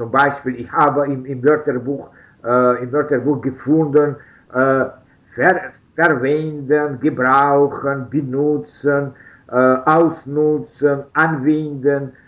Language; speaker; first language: German; non-native, learner; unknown